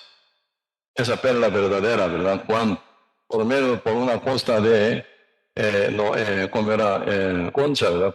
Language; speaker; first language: Spanish; non-native, learner; Korean